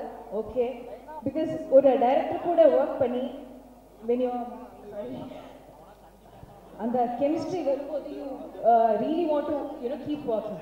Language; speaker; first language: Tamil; non-native, learner; Malayalam